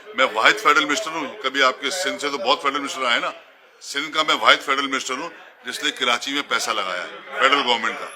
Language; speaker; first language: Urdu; native; Urdu